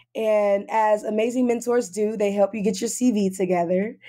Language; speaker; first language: English; native; English